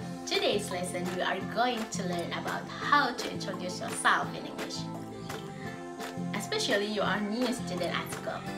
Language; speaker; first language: English; non-native, learner; Indonesian